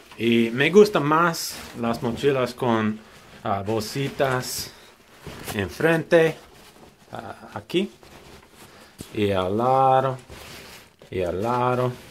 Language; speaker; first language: Spanish; non-native, learner; English